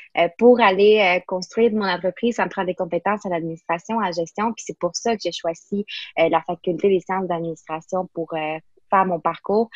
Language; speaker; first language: French; non-native, fluent; Spanish